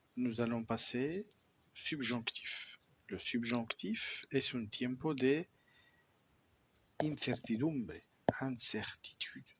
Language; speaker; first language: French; non-native, fluent; Spanish